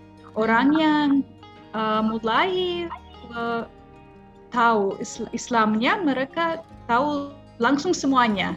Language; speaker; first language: Indonesian; non-native, fluent; Russian